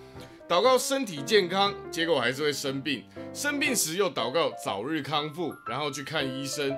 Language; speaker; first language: Chinese; native; Chinese